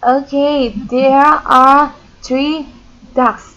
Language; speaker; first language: English; non-native, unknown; Thai